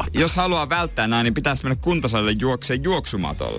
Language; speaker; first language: Finnish; native; Finnish